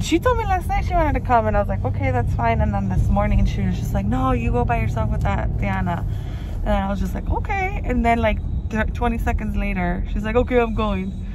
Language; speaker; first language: English; early bilingual, other home language; Spanish